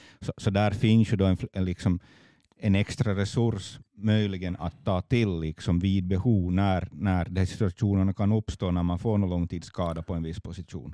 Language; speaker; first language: Swedish; native; Swedish